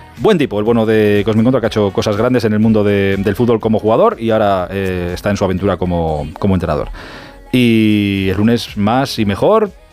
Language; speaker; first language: Spanish; native; Spanish